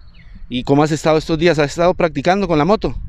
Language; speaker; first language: Spanish; native; Spanish